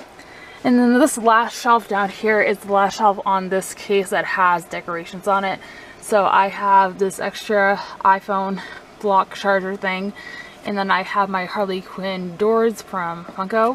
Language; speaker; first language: English; native; English